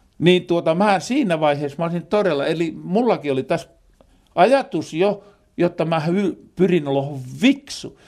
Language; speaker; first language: Finnish; native; Finnish